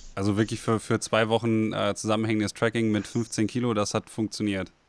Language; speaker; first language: German; native; German